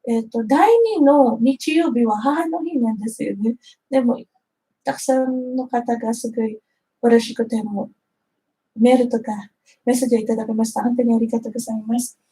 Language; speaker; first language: Japanese; non-native, fluent; Filipino